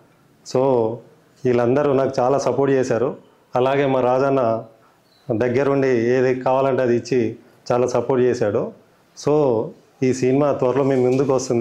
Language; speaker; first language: Telugu; native; Telugu